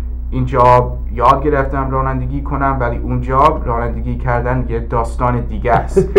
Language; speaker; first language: Persian; early bilingual, heritage; English